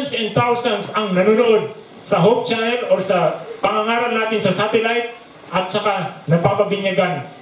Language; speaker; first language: Filipino; non-native, local second language; Bikol